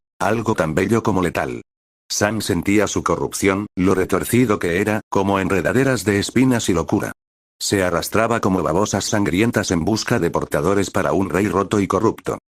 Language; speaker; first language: Spanish; native; Spanish